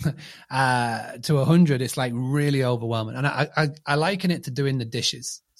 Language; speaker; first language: English; native; English